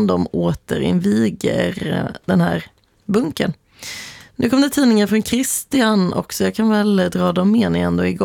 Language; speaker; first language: Swedish; native; Swedish